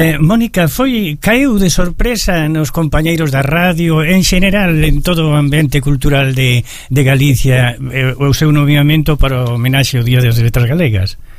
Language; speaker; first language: Galician; early bilingual, heritage; Spanish